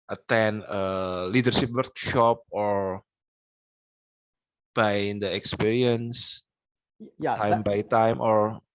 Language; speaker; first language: English; non-native, local second language; Indonesian